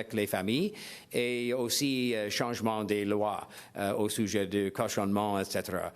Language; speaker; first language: French; non-native, learner; English